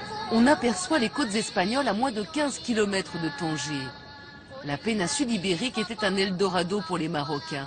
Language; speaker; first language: French; native; French